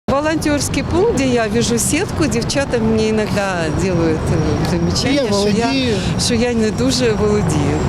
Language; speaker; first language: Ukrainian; non-native, local second language; Russian